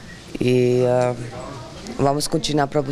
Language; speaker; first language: Portuguese; non-native, learner; Dutch